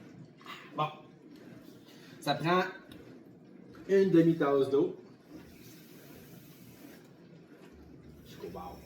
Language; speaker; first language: French; native; French